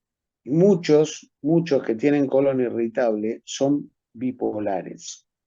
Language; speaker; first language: Spanish; native; Spanish